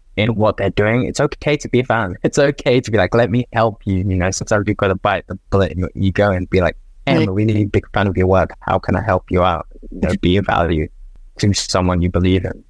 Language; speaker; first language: English; native; English